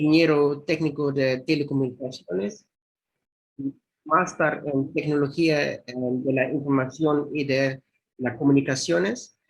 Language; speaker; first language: Spanish; non-native, fluent; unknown